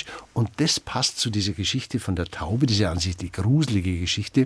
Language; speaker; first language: German; native; German